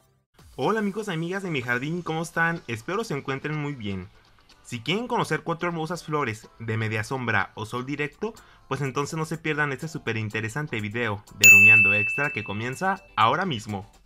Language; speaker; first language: Spanish; native; Spanish